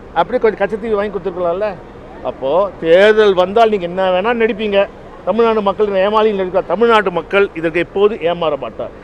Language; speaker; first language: Tamil; native; Tamil